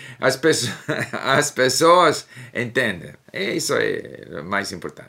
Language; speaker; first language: Portuguese; non-native, learner; English